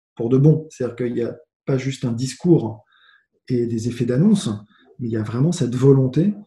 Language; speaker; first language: French; native; French